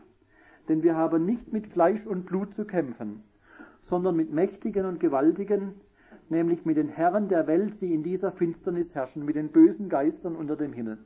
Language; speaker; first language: German; native; German